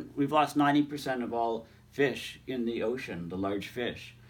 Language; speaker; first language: English; native; English